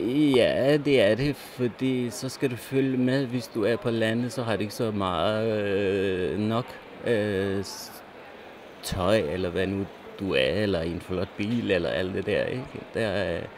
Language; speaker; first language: Danish; non-native, learner; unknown